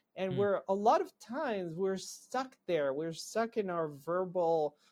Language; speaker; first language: English; non-native, fluent; Hebrew